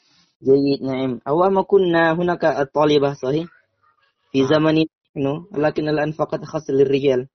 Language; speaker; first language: Arabic; non-native, learner; Indonesian